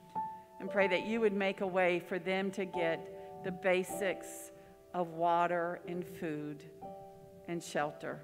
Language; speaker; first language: English; native; English